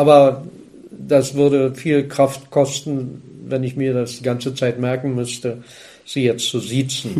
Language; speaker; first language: German; native; German